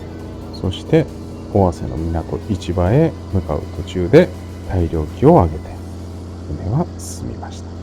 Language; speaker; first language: Japanese; native; Japanese